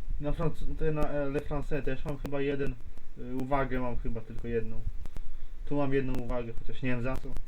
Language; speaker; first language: Polish; native; Polish